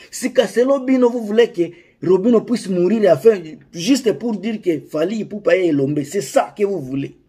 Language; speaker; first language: French; non-native, local second language; Lingala